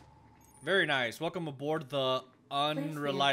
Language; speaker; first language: English; native; English